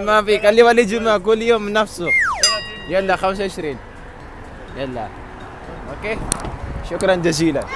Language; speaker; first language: Arabic; non-native, learner; Filipino